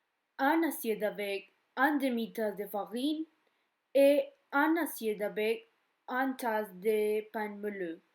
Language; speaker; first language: French; non-native, learner; Spanish